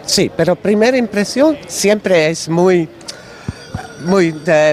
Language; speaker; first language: Spanish; non-native, learner; Dutch